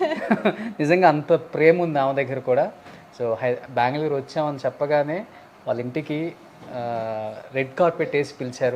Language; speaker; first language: Telugu; native; Telugu